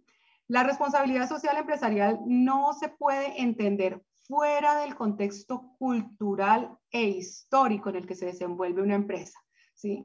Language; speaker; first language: Spanish; native; Spanish